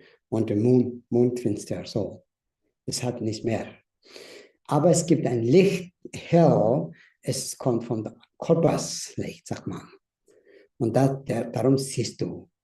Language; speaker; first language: German; non-native, learner; Tibetan